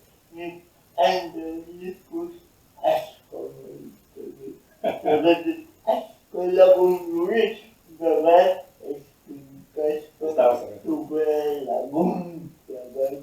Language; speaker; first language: Basque; non-native, learner; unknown